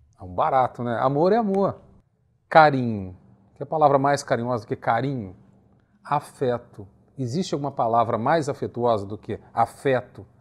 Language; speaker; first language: Portuguese; native; Portuguese